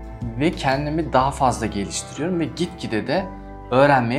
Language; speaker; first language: Turkish; native; Turkish